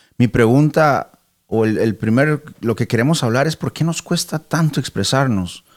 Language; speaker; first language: Spanish; early bilingual, heritage; Spanish